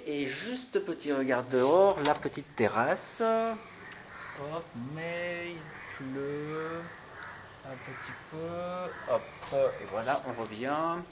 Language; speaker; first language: French; native; French